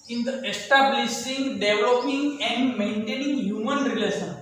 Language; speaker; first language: English; non-native, local second language; Gujarati